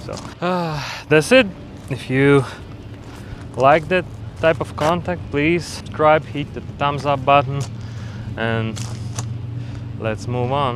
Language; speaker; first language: English; non-native, fluent; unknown